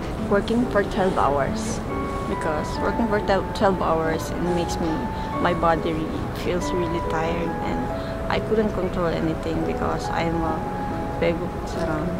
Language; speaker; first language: English; non-native, local second language; Filipino